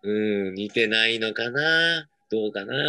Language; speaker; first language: Japanese; native; Japanese